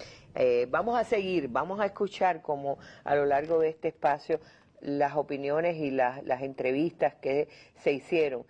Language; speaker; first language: Spanish; native; Spanish